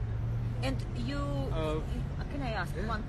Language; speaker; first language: English; non-native, learner; Russian